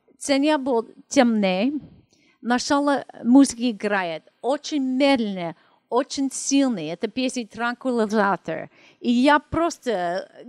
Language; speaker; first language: Russian; non-native, learner; English